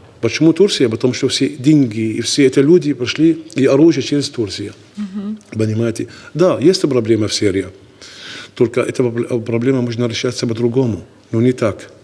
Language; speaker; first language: Russian; non-native, learner; Arabic